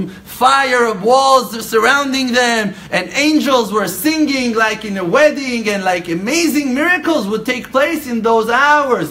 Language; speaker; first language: English; non-native, fluent; Hebrew